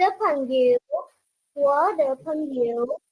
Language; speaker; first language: Chinese; non-native, learner; Urdu